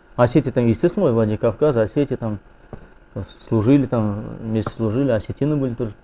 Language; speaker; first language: Russian; non-native, local second language; Kazakh